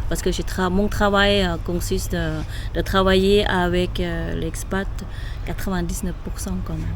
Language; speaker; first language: French; non-native, fluent; Thai